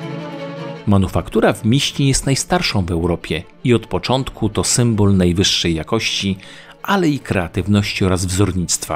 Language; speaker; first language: Polish; native; Polish